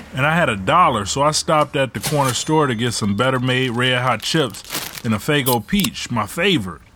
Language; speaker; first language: English; native; English